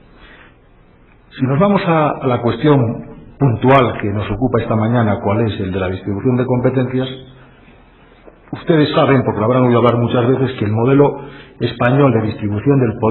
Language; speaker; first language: Spanish; native; Spanish